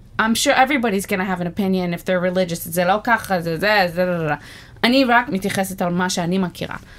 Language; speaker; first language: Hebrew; non-native, fluent; English